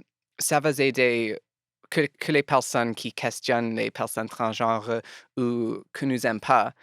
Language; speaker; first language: French; non-native, local second language; English